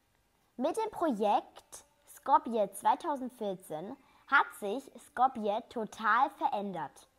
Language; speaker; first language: German; early bilingual, other home language; Macedonian